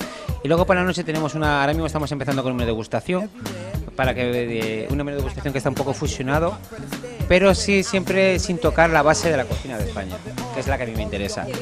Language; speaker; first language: Spanish; native; Spanish